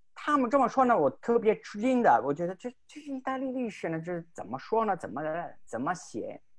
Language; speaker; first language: Chinese; non-native, fluent; Italian